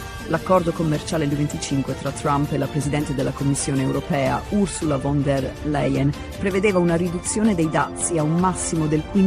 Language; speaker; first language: Italian; native; Italian